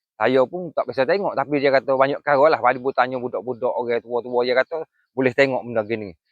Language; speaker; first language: Malay; native; Malay